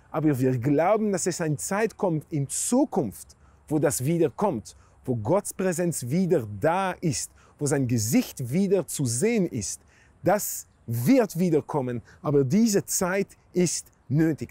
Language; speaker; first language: German; non-native, fluent; Hebrew